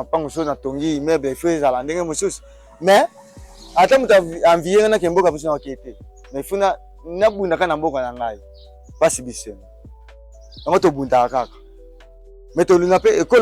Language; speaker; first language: Lingala; native; Lingala